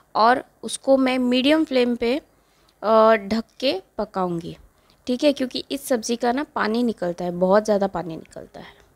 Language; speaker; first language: Hindi; non-native, local second language; Konkani